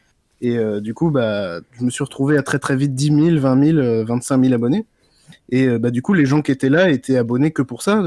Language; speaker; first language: French; native; French